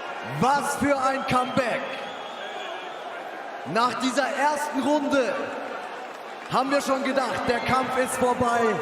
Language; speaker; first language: German; native; German